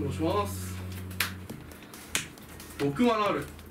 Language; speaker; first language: Japanese; native; Japanese